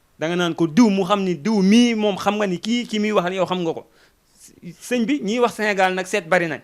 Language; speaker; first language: Wolof; native; Wolof